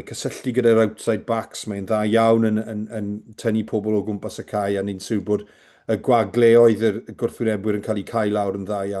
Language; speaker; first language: Welsh; native; Welsh